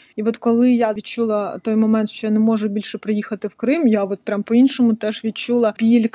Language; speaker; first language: Ukrainian; non-native, local second language; Russian